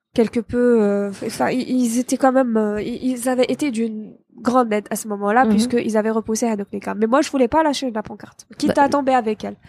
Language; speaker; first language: French; non-native, local second language; Arabic